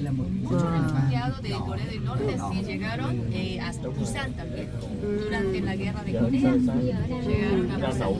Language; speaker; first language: Spanish; non-native, fluent; Korean